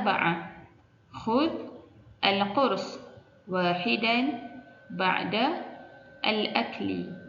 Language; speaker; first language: Arabic; non-native, fluent; Malay